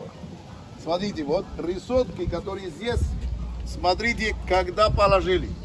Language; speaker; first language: Russian; non-native, fluent; Spanish